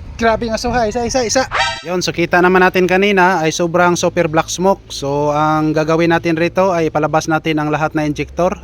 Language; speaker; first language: Filipino; non-native, local second language; Cebuano